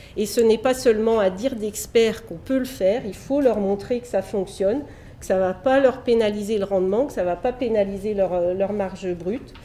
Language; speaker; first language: French; native; French